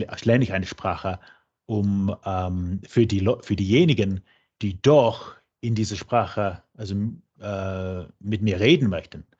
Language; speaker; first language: German; non-native, fluent; English